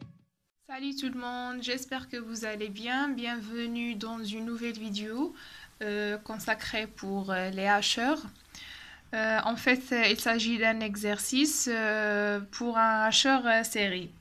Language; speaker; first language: French; non-native, local second language; Arabic